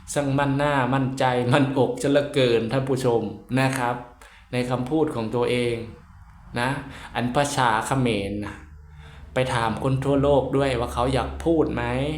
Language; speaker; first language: Thai; native; Thai